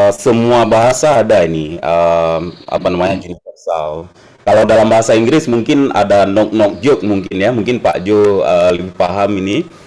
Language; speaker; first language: Indonesian; native; Indonesian